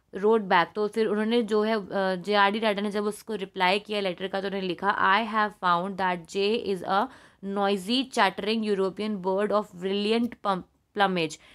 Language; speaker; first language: Hindi; native; Hindi